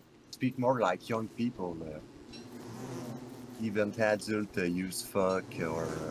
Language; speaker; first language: English; non-native, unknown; French